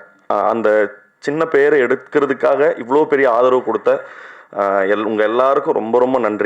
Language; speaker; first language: Tamil; native; Tamil